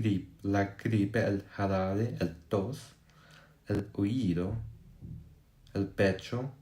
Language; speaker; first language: Spanish; non-native, learner; English